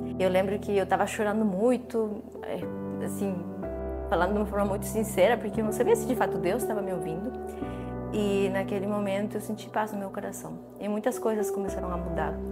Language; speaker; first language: Portuguese; non-native, fluent; Spanish